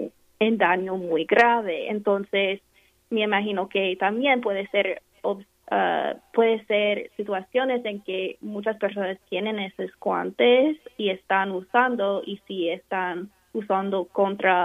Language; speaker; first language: Spanish; non-native, fluent; English